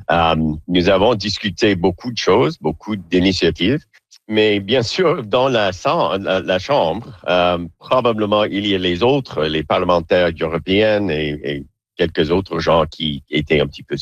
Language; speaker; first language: French; non-native, learner; English